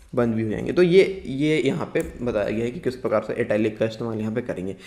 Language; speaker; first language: Hindi; native; Hindi